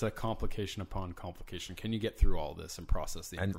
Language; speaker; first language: English; native; English